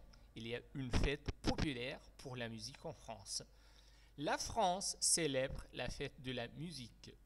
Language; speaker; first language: French; non-native, fluent; Arabic